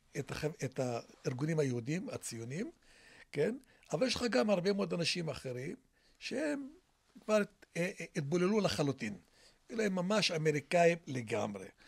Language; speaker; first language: Hebrew; non-native, local second language; Arabic